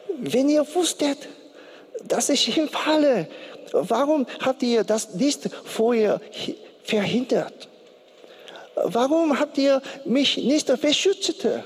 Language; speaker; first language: German; non-native, learner; Korean